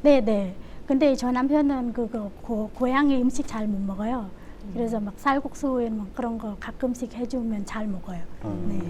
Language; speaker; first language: Korean; non-native, learner; Khmer